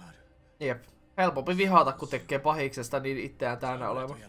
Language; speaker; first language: Finnish; native; Finnish